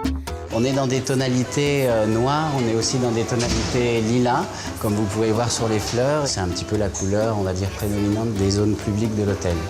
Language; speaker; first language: French; native; French